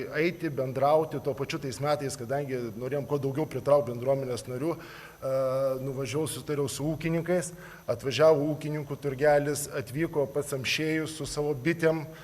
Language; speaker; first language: Lithuanian; native; Lithuanian